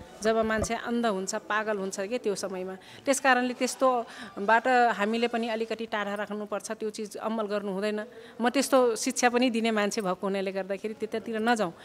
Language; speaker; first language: Nepali; non-native, local second language; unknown